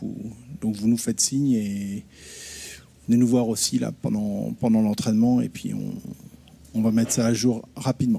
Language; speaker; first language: French; native; French